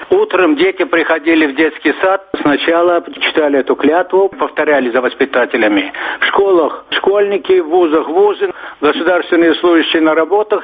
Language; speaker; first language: Russian; non-native, local second language; Turkmen